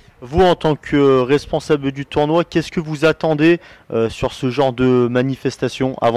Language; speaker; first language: French; native; French